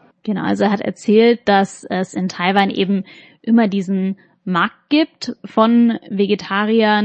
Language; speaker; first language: German; native; German